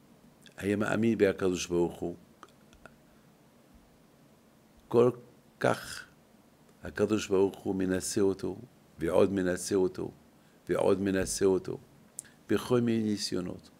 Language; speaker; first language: Hebrew; non-native, fluent; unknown